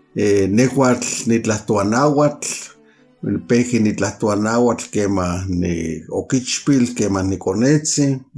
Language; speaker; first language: Spanish; non-native, local second language; Nahuatl languages